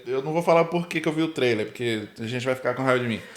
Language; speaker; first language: Portuguese; native; Portuguese